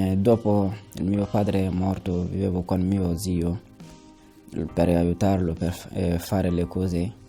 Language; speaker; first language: Italian; non-native, learner; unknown